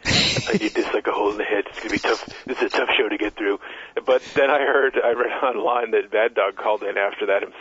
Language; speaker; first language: English; native; English